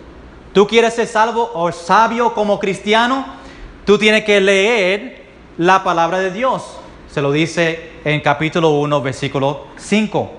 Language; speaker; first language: Spanish; early bilingual, heritage; Spanish